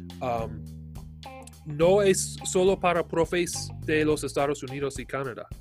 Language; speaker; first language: Spanish; non-native, learner; English